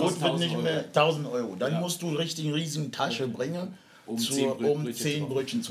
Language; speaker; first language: German; non-native, fluent; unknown